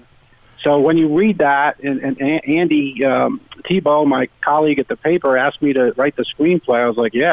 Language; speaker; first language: English; native; English